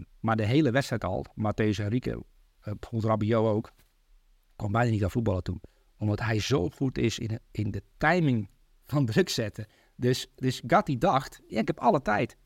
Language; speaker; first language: Dutch; early bilingual, other home language; Turkish